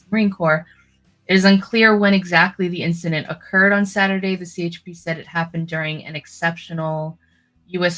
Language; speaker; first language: English; native; English